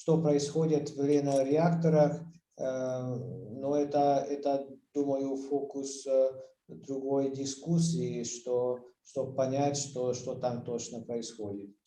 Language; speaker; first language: Russian; non-native, fluent; Hungarian